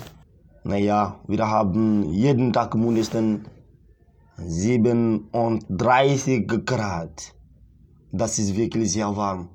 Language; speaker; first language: German; non-native, fluent; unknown